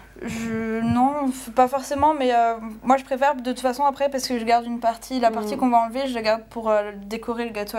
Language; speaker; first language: French; native; French